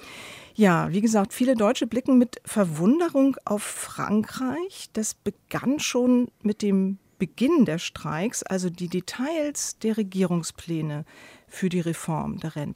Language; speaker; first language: German; native; German